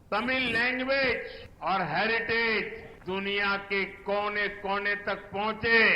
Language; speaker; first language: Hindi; non-native, local second language; Gujarati